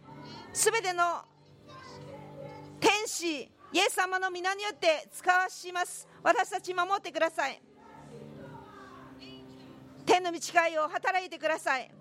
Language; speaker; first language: Japanese; non-native, fluent; Korean